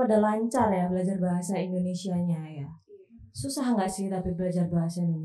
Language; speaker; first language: Indonesian; native; Indonesian